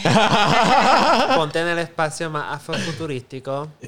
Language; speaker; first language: Spanish; early bilingual, heritage; Spanish